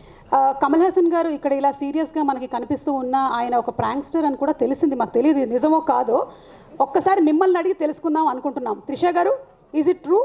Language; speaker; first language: Telugu; native; Telugu